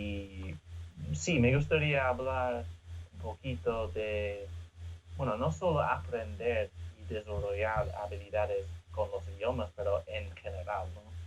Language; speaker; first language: Spanish; non-native, fluent; English